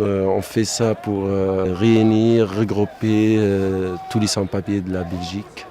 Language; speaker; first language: French; non-native, local second language; Arabic